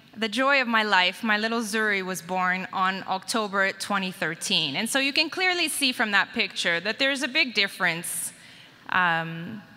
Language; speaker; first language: English; native; English